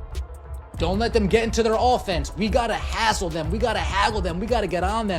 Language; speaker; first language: English; native; English